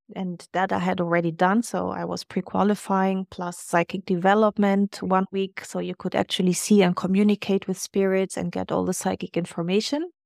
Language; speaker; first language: English; non-native, fluent; German